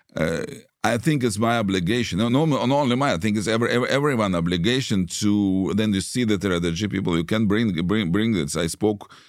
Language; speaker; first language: English; non-native, learner; Russian